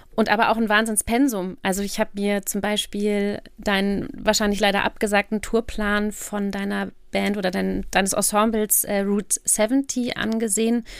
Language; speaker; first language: German; native; German